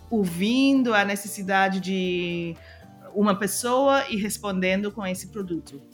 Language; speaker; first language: Portuguese; non-native, fluent; English